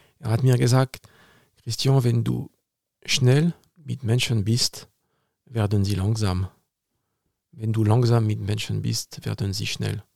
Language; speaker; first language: German; non-native, fluent; French